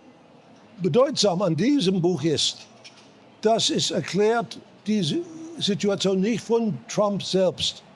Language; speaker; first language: German; non-native, fluent; English